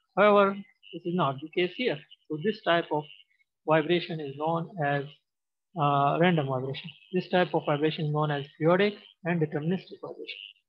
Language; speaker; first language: English; non-native, local second language; Pashto